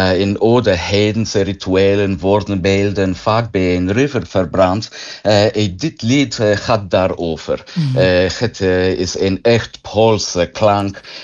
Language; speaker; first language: Dutch; non-native, learner; English